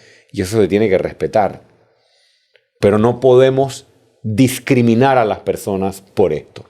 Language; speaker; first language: Spanish; native; Spanish